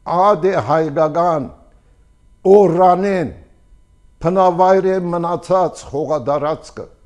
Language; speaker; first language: Armenian; early bilingual, heritage; Armenian